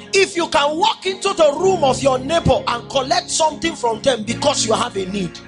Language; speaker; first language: English; non-native, local second language; Yoruba